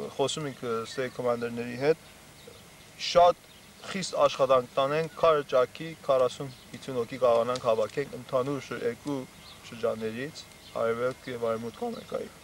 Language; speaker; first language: Armenian; early bilingual, heritage; Armenian